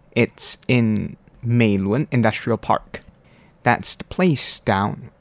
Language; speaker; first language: English; non-native, local second language; Cantonese